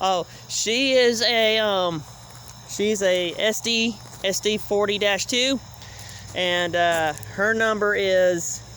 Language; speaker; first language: English; native; English